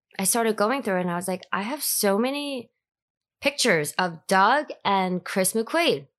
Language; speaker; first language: English; early bilingual, other home language; Korean